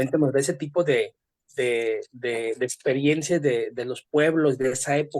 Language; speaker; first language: Spanish; native; Spanish